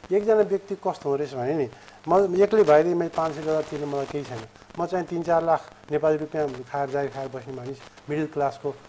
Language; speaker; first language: Nepali; native; Nepali